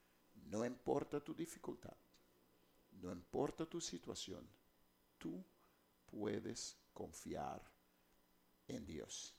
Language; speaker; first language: Spanish; non-native, fluent; English